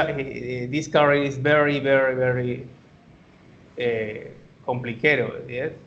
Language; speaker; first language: English; non-native, learner; Spanish